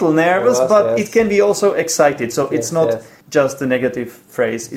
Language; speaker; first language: English; non-native, fluent; Czech